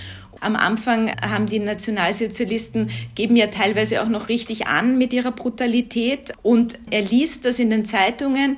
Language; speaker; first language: German; native; German